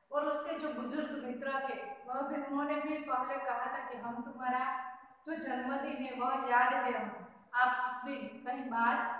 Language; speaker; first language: Hindi; non-native, local second language; Gujarati